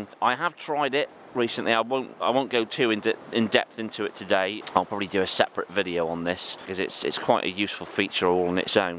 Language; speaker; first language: English; native; English